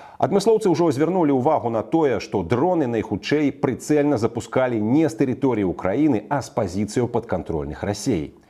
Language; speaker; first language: Belarusian; native; Belarusian